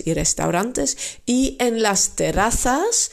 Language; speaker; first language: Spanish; non-native, fluent; Dutch